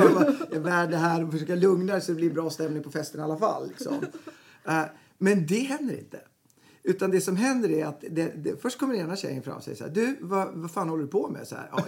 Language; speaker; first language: Swedish; native; Swedish